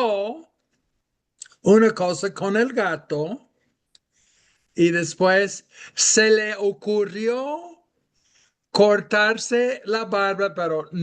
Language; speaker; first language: Spanish; non-native, fluent; English